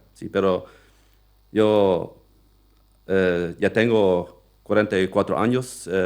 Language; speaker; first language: Spanish; non-native, local second language; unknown